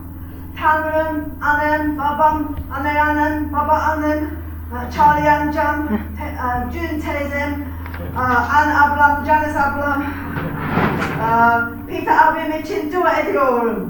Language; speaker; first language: Turkish; non-native, fluent; English